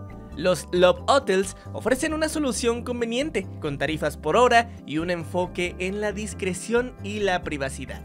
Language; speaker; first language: Spanish; native; Spanish